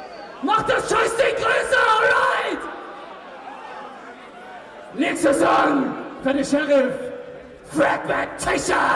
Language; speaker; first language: German; native; German